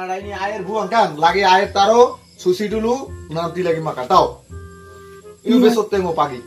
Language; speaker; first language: Indonesian; non-native, learner; Bangla